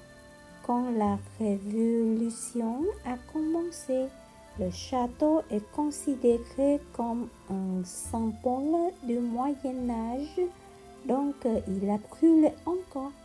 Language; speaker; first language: French; non-native, learner; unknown